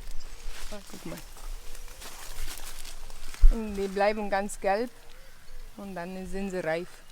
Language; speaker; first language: German; early bilingual, heritage; German